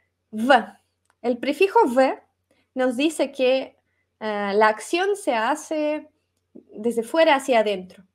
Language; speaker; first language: Spanish; non-native, fluent; Russian